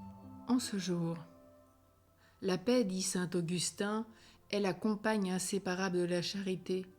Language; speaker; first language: French; native; French